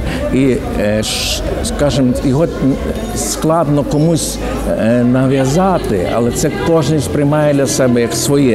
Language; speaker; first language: Ukrainian; native; Ukrainian